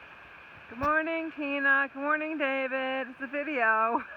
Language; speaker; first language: English; non-native, fluent; German